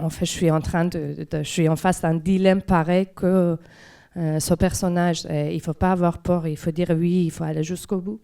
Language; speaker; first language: French; non-native, fluent; Persian